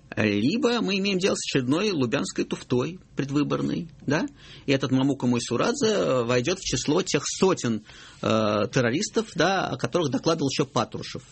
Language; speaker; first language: Russian; native; Russian